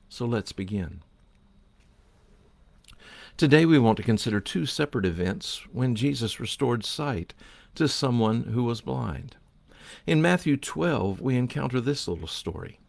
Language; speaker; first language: English; native; English